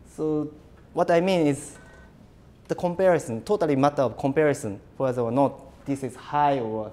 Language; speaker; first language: English; non-native, fluent; Japanese